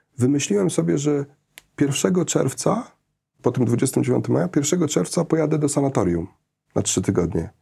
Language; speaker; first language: Polish; early bilingual, heritage; Polish